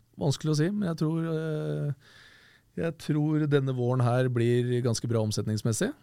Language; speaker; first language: Norwegian; native; Norwegian